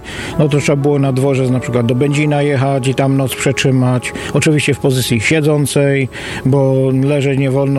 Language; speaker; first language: Polish; native; Polish